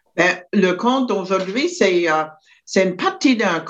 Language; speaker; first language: French; native; French